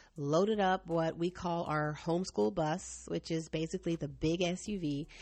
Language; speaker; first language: English; native; English